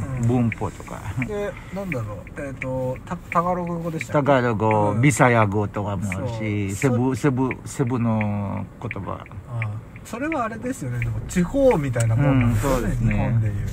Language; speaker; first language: Japanese; non-native, learner; Filipino